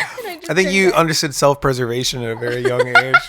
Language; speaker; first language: English; native; English